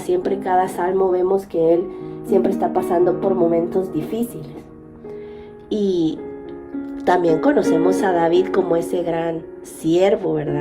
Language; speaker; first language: Spanish; native; Spanish